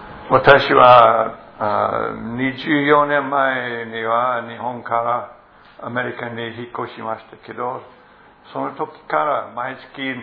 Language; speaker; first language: Japanese; non-native, fluent; English